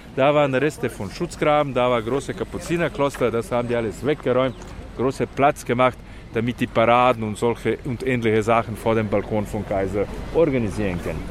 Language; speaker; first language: German; non-native, fluent; Slovenian